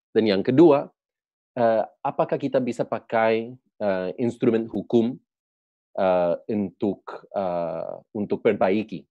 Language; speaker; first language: Indonesian; non-native, learner; Spanish